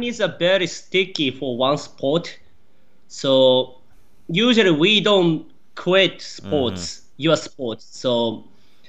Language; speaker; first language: English; non-native, learner; Japanese